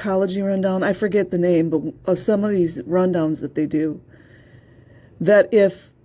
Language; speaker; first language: English; native; English